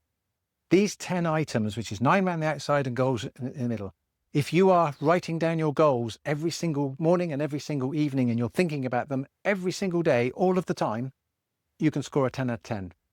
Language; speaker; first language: English; native; English